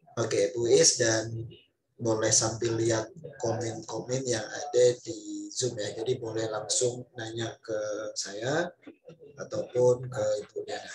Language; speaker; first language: Indonesian; native; Indonesian